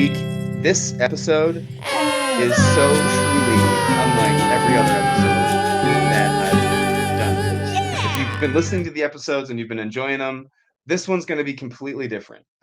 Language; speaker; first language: English; native; English